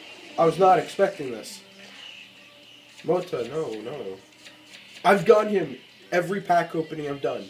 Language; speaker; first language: English; native; English